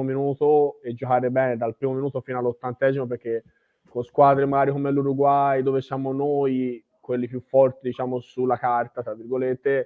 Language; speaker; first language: Italian; native; Italian